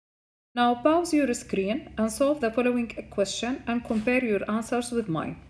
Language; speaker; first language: English; non-native, fluent; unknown